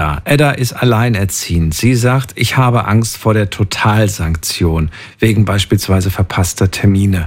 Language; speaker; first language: German; native; German